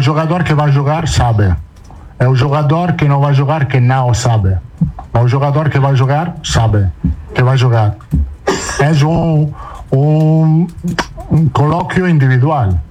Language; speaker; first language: Portuguese; non-native, fluent; Italian